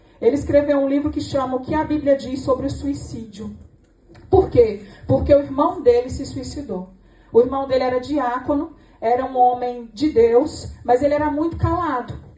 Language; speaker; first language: Portuguese; native; Portuguese